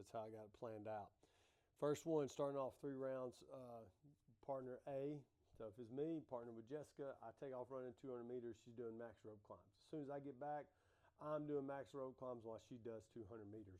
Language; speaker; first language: English; native; English